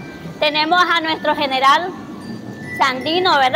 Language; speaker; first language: Spanish; native; Spanish